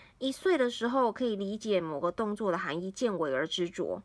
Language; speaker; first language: Chinese; native; Chinese